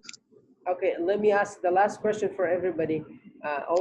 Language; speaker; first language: English; non-native, fluent; Central Kurdish